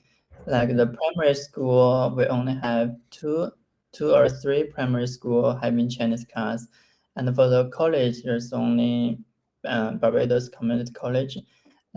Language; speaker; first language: English; non-native, learner; Chinese